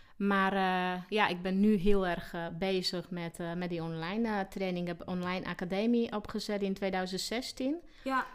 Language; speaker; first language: Dutch; non-native, fluent; Slovak